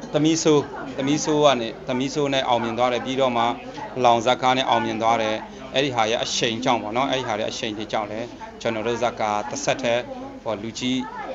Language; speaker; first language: Burmese; non-native, local second language; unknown